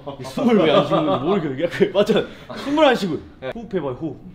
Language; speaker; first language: Korean; native; Korean